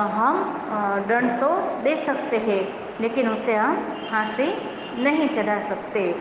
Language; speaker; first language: Hindi; non-native, local second language; Gujarati